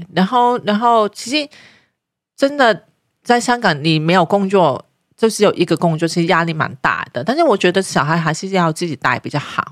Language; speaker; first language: Chinese; non-native, local second language; Cantonese